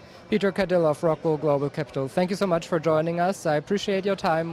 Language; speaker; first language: English; non-native, fluent; German